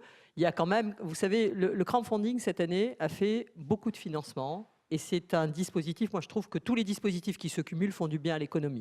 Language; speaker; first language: French; native; French